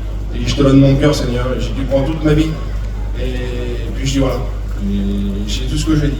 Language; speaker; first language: French; native; French